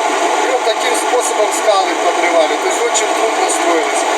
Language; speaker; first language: Russian; native; Russian